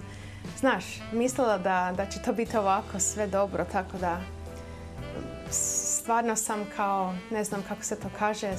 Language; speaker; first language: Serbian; early bilingual, heritage; Serbian